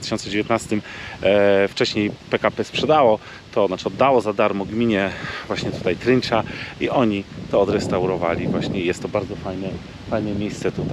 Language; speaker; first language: Polish; native; Polish